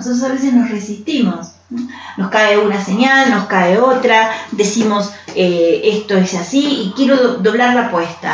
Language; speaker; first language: Spanish; native; Spanish